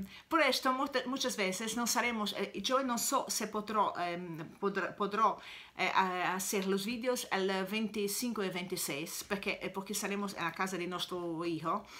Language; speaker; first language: Spanish; non-native, learner; Italian